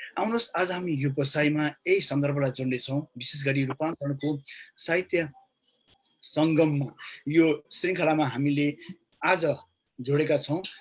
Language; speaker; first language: Nepali; native; Nepali